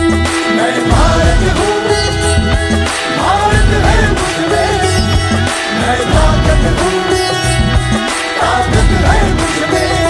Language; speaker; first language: Hindi; non-native, local second language; Telugu